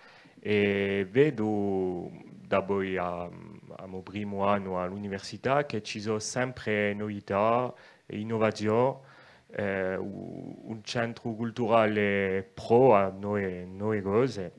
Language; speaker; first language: Italian; non-native, local second language; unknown